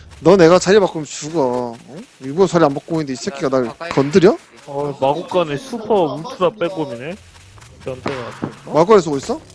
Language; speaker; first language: Korean; native; Korean